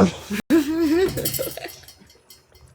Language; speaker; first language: English; native; English